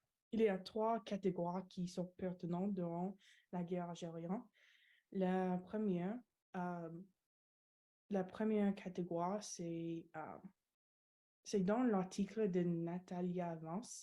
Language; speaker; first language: French; non-native, learner; English